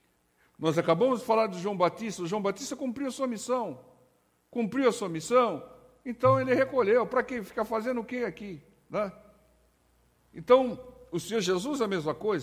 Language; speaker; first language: Portuguese; native; Portuguese